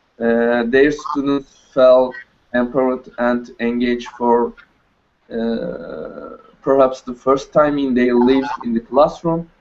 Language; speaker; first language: English; non-native, learner; Turkish